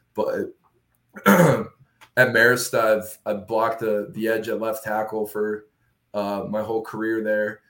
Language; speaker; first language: English; native; English